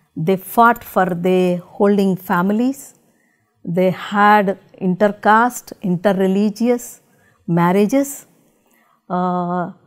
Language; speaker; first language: English; non-native, local second language; Telugu